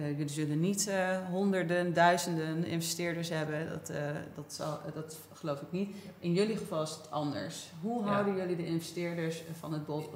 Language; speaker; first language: Dutch; native; Dutch